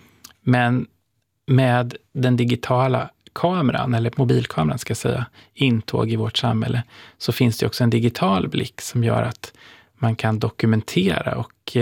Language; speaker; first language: Swedish; native; Swedish